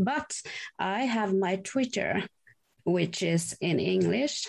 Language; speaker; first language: English; non-native, fluent; Finnish